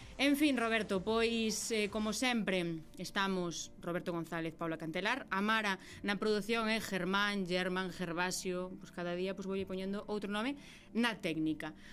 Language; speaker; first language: Galician; native; Galician